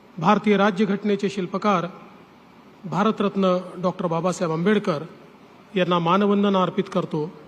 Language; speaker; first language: Marathi; native; Marathi